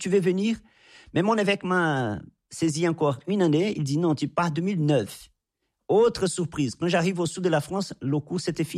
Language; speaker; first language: French; non-native, fluent; Portuguese